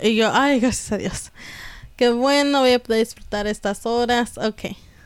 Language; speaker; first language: Spanish; early bilingual, heritage; Spanish